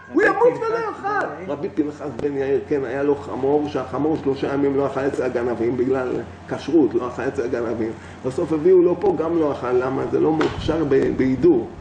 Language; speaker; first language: Hebrew; native; Hebrew